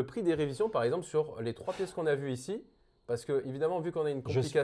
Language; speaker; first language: French; native; French